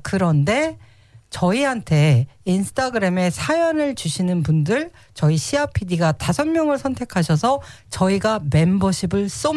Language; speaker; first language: Korean; native; Korean